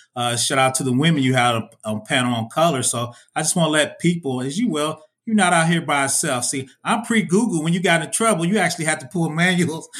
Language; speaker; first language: English; native; English